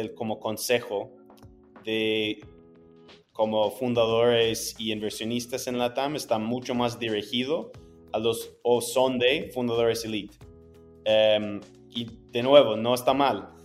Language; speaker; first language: Spanish; non-native, fluent; English